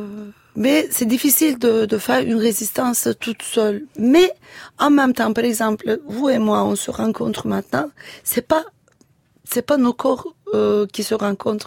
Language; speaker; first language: French; non-native, fluent; Turkish